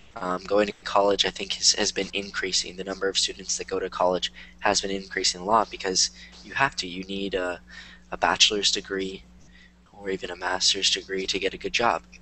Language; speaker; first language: English; native; English